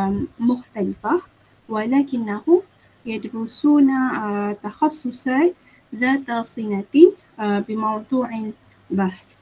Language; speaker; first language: Arabic; non-native, learner; Malay